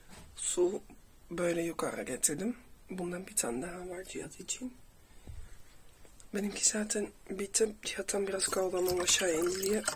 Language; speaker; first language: Turkish; early bilingual, heritage; Turkish